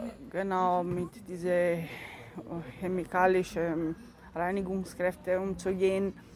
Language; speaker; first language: German; non-native, fluent; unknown